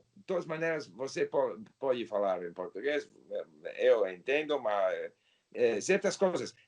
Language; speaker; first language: Portuguese; non-native, learner; English